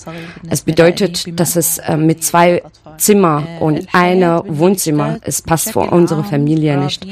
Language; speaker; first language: German; non-native, learner; Arabic